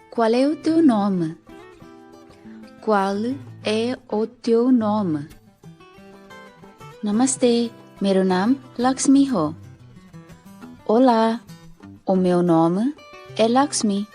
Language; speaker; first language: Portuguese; non-native, fluent; Nepali